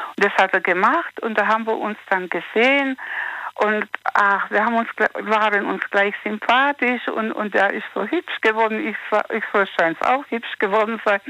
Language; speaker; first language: German; native; German